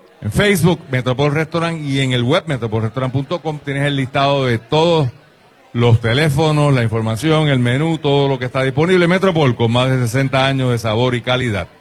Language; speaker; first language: Spanish; native; Spanish